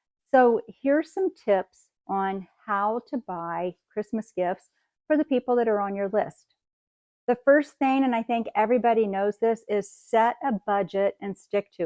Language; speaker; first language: English; native; English